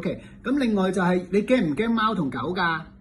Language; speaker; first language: Cantonese; native; Cantonese